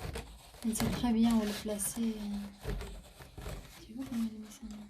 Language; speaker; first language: French; non-native, local second language; Arabic